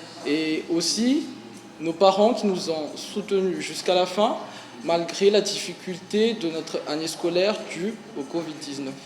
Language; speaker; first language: French; non-native, local second language; Malagasy